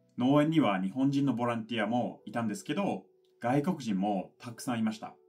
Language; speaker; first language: Japanese; non-native, fluent; English